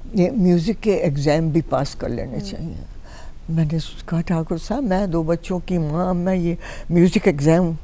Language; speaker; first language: Hindi; native; Hindi